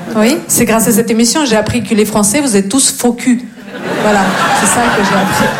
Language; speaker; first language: French; non-native, fluent; Russian